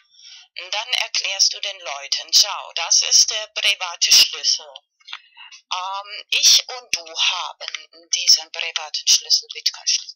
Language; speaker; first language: German; non-native, learner; Spanish